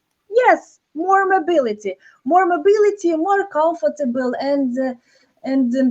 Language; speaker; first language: English; non-native, learner; Ukrainian